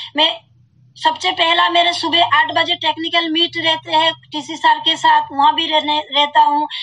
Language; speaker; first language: Hindi; non-native, local second language; Assamese